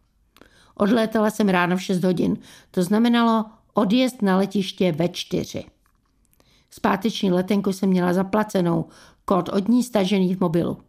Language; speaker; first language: Czech; native; Czech